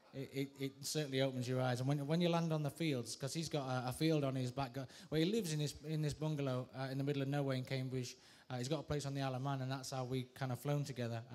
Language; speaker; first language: English; native; English